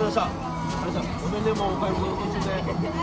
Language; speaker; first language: Japanese; native; Japanese